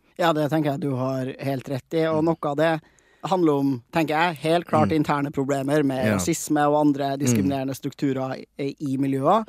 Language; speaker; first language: Norwegian; native; Norwegian